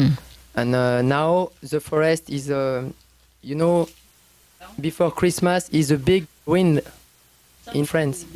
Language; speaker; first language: English; non-native, learner; French